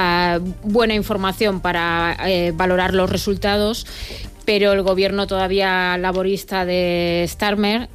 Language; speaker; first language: Spanish; native; Spanish